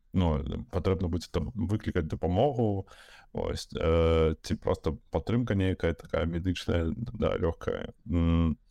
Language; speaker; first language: Belarusian; native; Belarusian